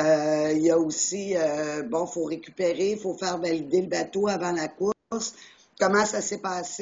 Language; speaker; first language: French; native; French